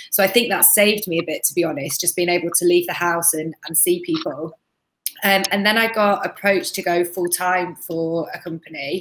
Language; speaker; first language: English; native; English